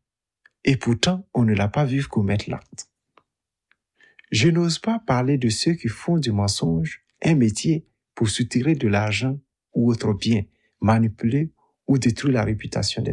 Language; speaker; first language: French; native; French